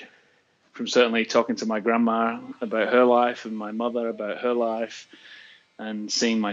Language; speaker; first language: English; native; English